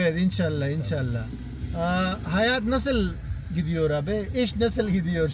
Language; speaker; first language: Turkish; non-native, learner; Urdu